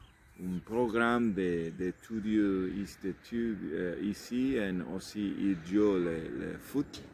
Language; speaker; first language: French; non-native, learner; Spanish